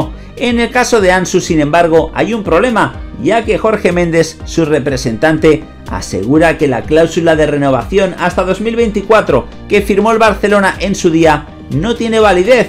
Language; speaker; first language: Spanish; native; Spanish